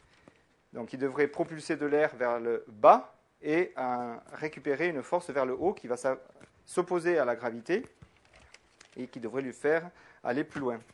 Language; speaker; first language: French; native; French